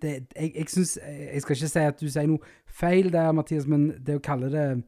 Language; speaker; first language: Norwegian; native; Norwegian